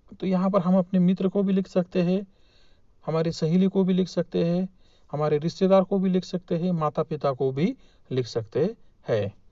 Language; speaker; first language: Hindi; non-native, local second language; Marathi